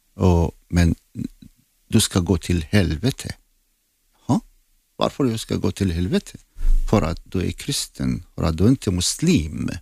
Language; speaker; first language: Swedish; non-native, fluent; Assyrian Neo-Aramaic